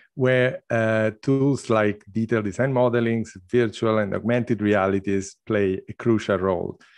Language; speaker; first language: English; non-native, fluent; Italian